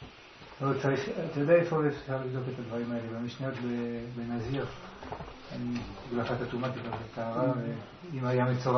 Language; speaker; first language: Hebrew; non-native, fluent; French